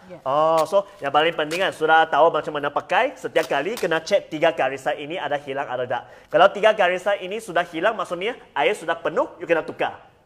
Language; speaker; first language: Malay; non-native, local second language; Chinese